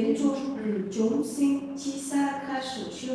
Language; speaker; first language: Chinese; non-native, learner; Vietnamese